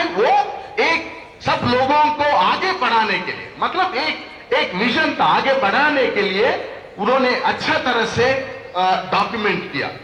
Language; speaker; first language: Hindi; non-native, local second language; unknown